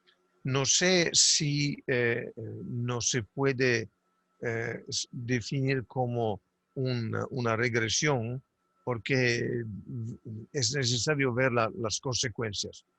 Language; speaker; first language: Spanish; non-native, fluent; Italian